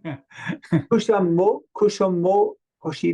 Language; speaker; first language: Japanese; non-native, learner; English